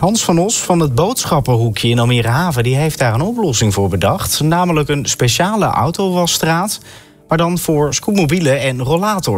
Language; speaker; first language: Dutch; native; Dutch